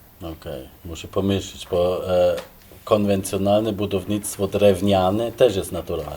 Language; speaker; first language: Polish; non-native, fluent; German